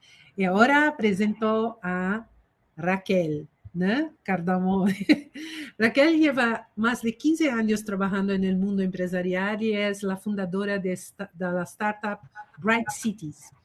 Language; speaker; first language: Spanish; non-native, fluent; Portuguese